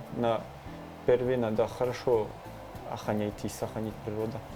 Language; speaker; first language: Russian; non-native, learner; French